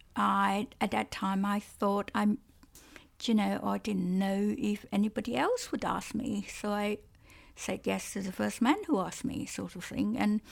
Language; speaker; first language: English; non-native, local second language; Cantonese